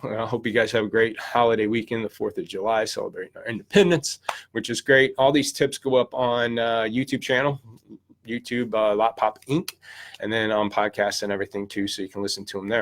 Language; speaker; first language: English; native; English